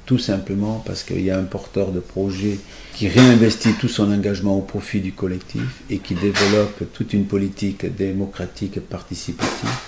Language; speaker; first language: French; native; French